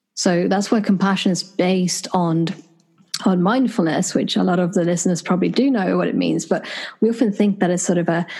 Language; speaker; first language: English; non-native, fluent; Swedish